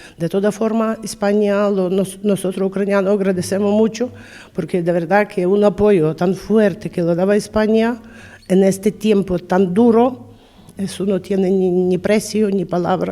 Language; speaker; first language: Spanish; non-native, learner; Ukrainian